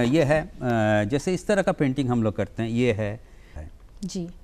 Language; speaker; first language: Hindi; native; Hindi